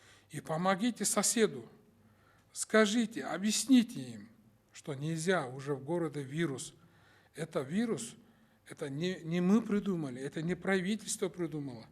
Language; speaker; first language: Russian; non-native, local second language; Kyrgyz